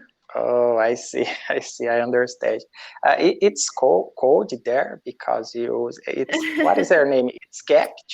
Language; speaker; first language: English; non-native, learner; Portuguese